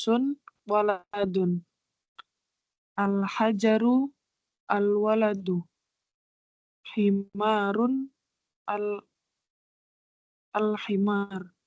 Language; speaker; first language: Arabic; non-native, learner; Indonesian